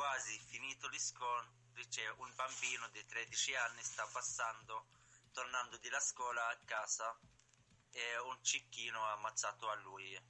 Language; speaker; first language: Italian; non-native, learner; Arabic